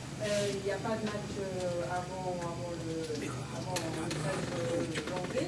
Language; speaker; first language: French; native; French